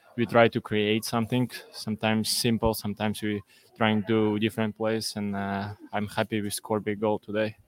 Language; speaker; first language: English; non-native, learner; Russian